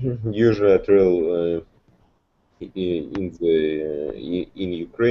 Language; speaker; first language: English; non-native, learner; Russian